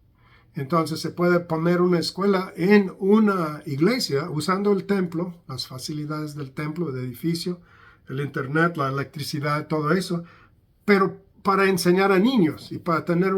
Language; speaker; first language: Spanish; non-native, fluent; English